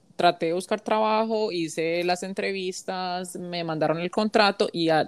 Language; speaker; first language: Spanish; early bilingual, heritage; Spanish